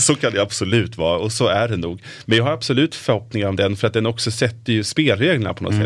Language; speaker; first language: Swedish; native; Swedish